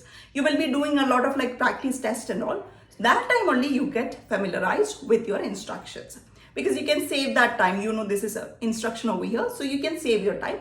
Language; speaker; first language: English; non-native, local second language; Malayalam